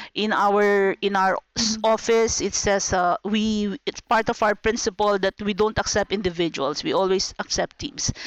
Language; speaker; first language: English; non-native, local second language; Filipino